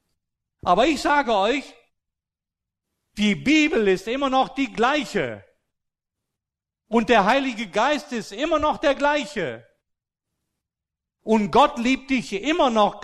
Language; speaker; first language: German; native; German